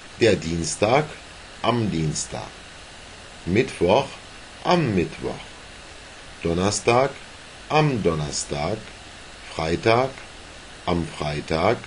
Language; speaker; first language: German; non-native, fluent; Turkish